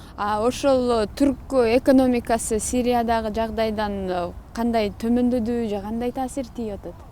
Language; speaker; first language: Kyrgyz; native; Kyrgyz